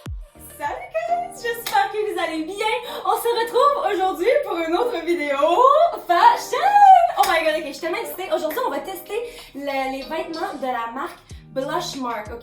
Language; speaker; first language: French; native; French